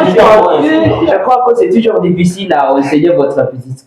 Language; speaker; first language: French; non-native, fluent; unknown